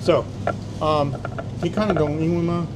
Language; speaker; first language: Chinese; non-native, fluent; English